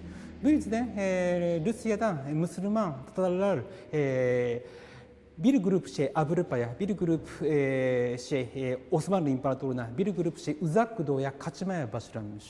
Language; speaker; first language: Turkish; non-native, fluent; Japanese